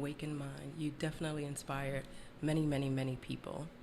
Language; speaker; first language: English; native; English